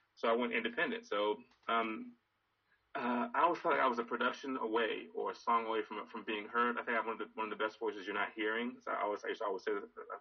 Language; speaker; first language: English; native; English